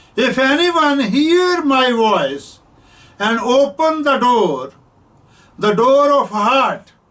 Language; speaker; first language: English; non-native, local second language; Punjabi